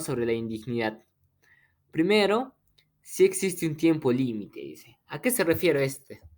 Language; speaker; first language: Spanish; native; Spanish